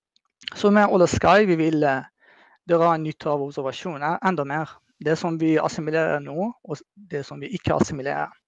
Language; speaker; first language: Norwegian; non-native, fluent; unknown